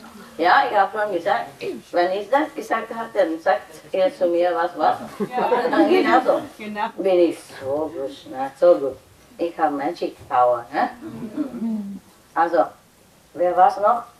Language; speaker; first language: German; non-native, learner; Vietnamese